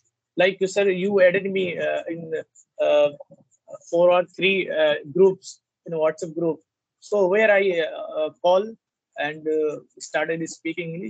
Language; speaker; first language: English; non-native, learner; Hindi